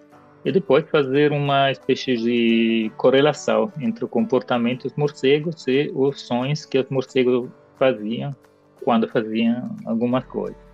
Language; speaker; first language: Portuguese; non-native, fluent; Italian